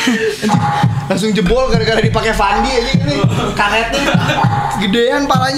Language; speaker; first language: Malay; non-native, local second language; Sundanese